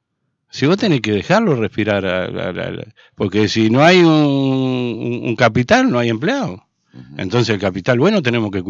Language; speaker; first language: Spanish; native; Spanish